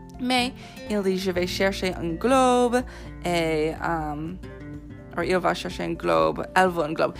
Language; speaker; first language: French; non-native, fluent; English